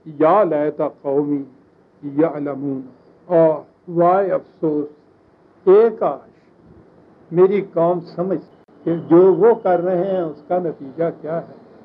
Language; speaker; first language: Urdu; native; Urdu